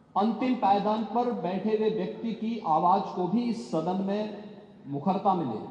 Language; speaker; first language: Hindi; native; Hindi